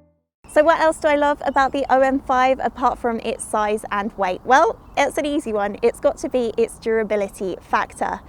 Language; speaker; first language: English; native; English